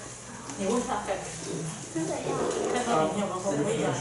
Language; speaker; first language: Chinese; native; Chinese